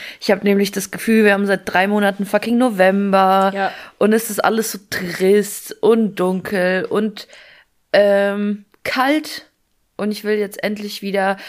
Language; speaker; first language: German; early bilingual, other home language; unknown